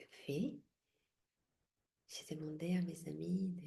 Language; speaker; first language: French; non-native, fluent; Spanish